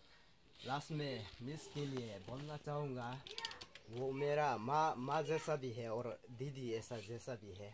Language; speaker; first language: Hindi; non-native, local second language; Adi